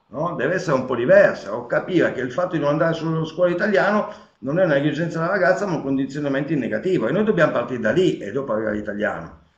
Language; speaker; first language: Italian; native; Italian